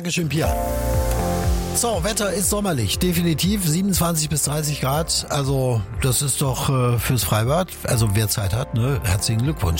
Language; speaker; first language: German; native; German